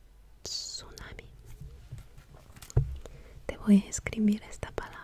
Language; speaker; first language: Spanish; non-native, fluent; Russian